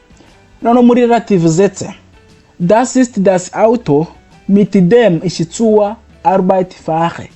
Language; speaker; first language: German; non-native, fluent; Kinyarwanda